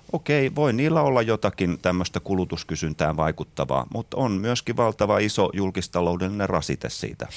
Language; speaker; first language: Finnish; native; Finnish